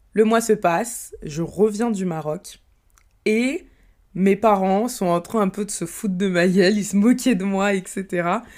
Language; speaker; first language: French; early bilingual, other home language; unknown